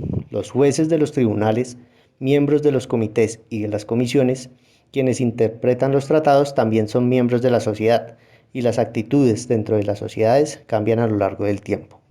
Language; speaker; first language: Spanish; native; Spanish